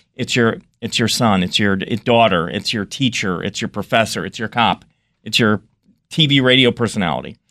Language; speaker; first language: English; native; English